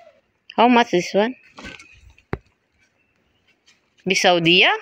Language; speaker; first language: English; non-native, learner; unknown